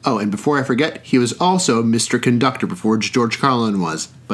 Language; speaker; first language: English; early bilingual, other home language; Spanish